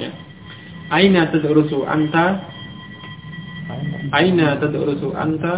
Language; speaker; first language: Arabic; non-native, fluent; Indonesian